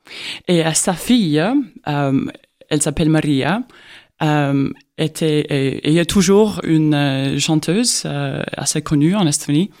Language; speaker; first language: French; non-native, fluent; Estonian